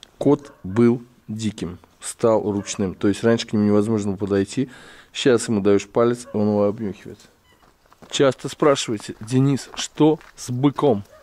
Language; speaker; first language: Russian; native; Russian